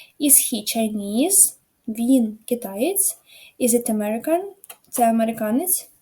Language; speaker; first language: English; non-native, fluent; Ukrainian